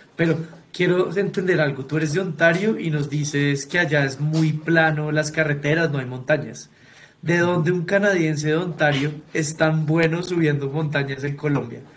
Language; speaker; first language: Spanish; native; Spanish